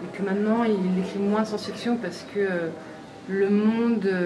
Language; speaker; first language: French; native; French